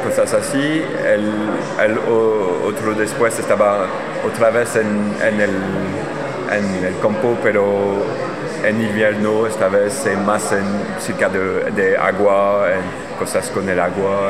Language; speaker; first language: Spanish; non-native, learner; French